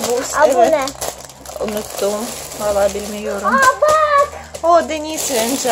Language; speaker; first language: Turkish; non-native, learner; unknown